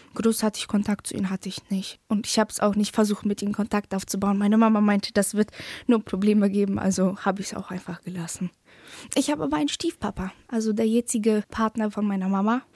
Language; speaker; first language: German; early bilingual, other home language; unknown